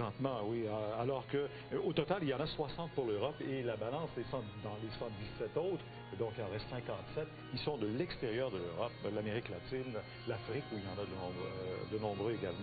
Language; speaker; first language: French; native; French